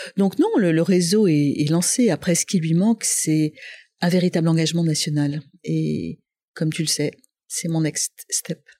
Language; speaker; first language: French; non-native, local second language; Arabic